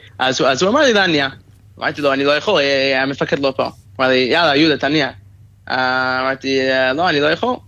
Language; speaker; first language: Hebrew; non-native, fluent; English